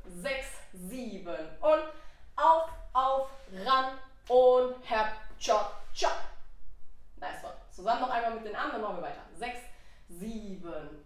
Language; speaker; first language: German; native; German